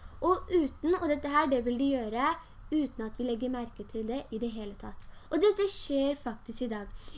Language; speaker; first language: Norwegian; early bilingual, other home language; Urdu